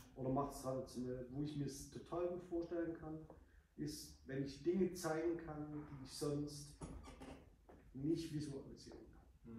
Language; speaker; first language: German; native; German